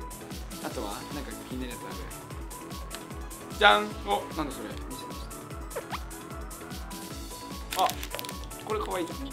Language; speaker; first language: Japanese; native; Japanese